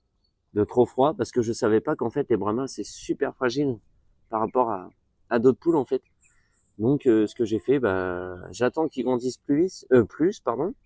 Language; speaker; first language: French; native; French